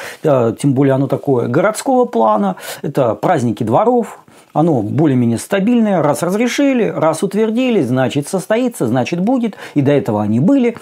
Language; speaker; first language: Russian; native; Russian